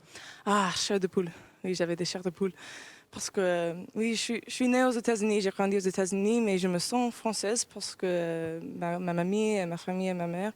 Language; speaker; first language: French; early bilingual, heritage; English